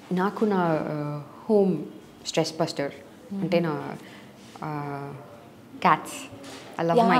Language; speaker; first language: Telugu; non-native, learner; Tamil